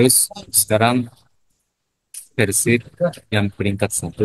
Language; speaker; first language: Indonesian; non-native, learner; Japanese